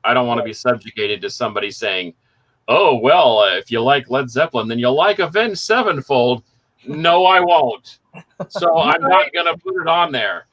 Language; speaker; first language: English; native; English